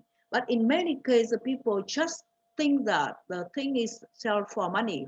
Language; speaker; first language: English; non-native, fluent; Vietnamese